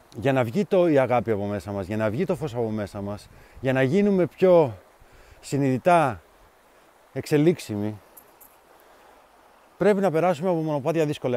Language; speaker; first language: Greek; native; Greek